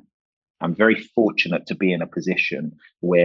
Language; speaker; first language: English; native; English